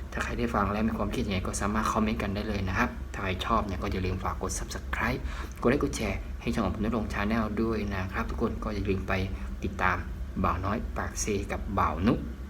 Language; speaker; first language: Thai; native; Thai